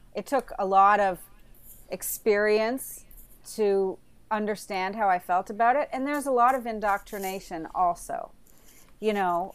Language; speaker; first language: English; native; English